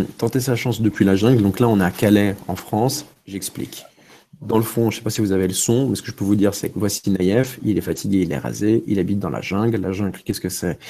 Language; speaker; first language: French; early bilingual, other home language; Romanian